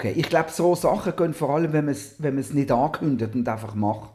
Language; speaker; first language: German; native; German